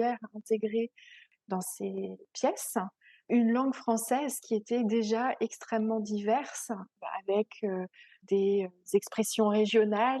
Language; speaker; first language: French; native; French